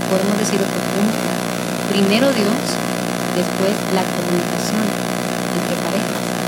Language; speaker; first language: Spanish; native; Spanish